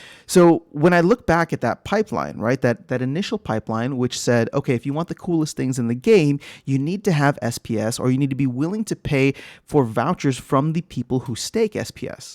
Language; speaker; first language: English; native; English